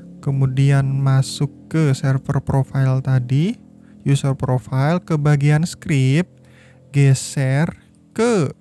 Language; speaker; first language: Indonesian; native; Indonesian